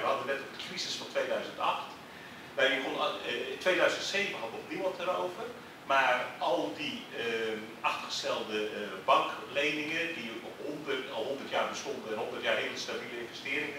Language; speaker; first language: Dutch; native; Dutch